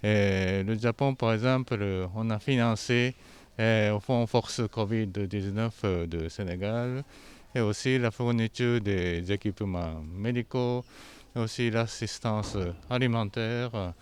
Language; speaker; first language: French; non-native, fluent; Japanese